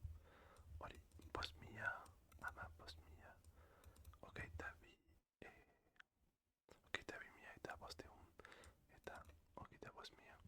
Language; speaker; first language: Basque; non-native, learner; French